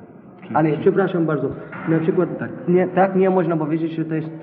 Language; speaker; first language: Polish; non-native, learner; Arabic